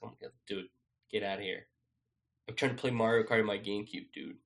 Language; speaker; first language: English; non-native, fluent; Spanish